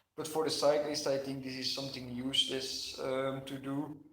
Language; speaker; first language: English; non-native, fluent; Dutch